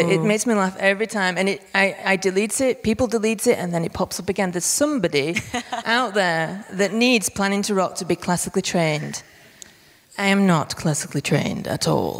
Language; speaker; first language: English; native; English